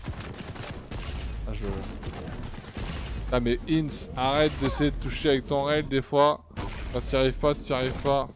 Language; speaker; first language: French; native; French